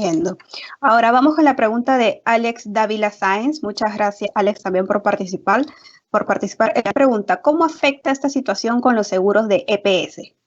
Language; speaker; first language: Spanish; native; Spanish